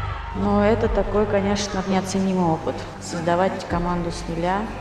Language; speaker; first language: Russian; native; Russian